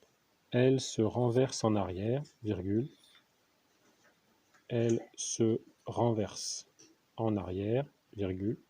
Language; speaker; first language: French; native; French